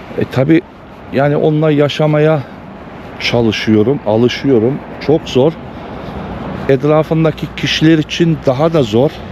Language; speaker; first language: Turkish; early bilingual, heritage; Turkish